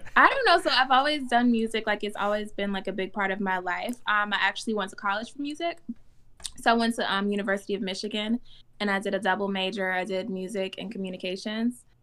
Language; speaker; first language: English; native; English